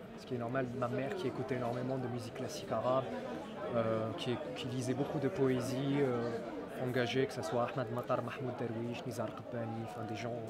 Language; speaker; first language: French; non-native, local second language; Arabic